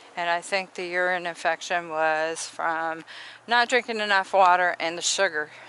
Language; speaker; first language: English; native; English